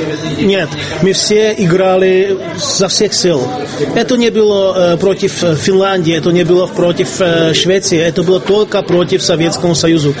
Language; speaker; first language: Russian; non-native, fluent; Czech